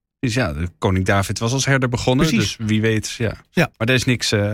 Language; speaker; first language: Dutch; native; Dutch